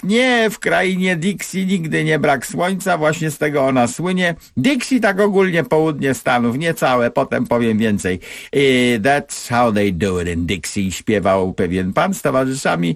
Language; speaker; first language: Polish; native; Polish